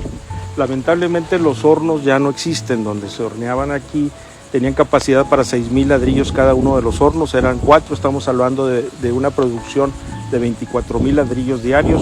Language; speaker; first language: Spanish; native; Spanish